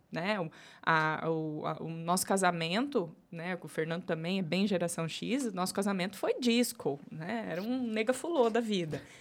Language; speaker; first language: Portuguese; native; Portuguese